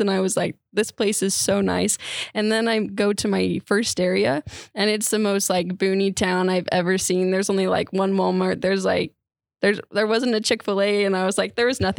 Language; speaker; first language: English; native; English